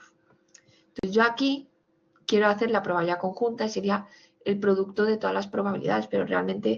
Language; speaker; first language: Spanish; native; Spanish